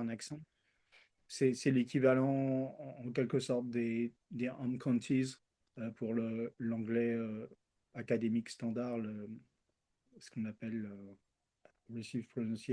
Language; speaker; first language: French; early bilingual, other home language; Spanish